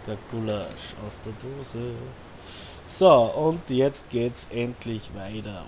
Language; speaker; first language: German; native; German